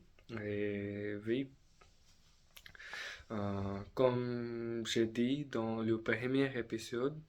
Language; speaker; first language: French; non-native, learner; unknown